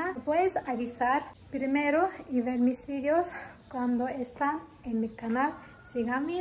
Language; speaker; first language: Spanish; non-native, fluent; Turkish